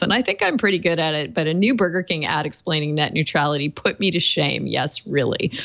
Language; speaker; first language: English; native; English